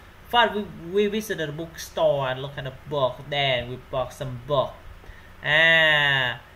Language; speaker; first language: English; non-native, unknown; Vietnamese